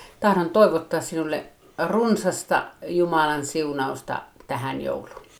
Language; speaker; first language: Finnish; native; Finnish